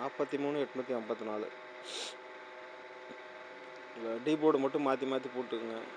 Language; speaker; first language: Tamil; native; Tamil